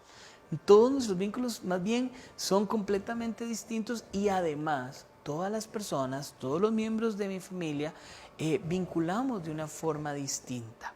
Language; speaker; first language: Spanish; native; Spanish